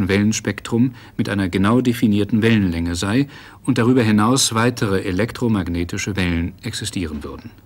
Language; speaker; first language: German; native; German